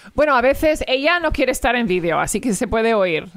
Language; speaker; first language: Spanish; early bilingual, heritage; Spanish